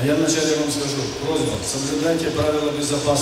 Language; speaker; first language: Russian; native; Russian